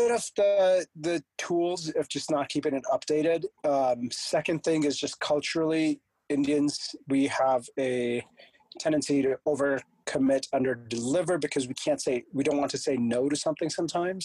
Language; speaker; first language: English; non-native, local second language; Punjabi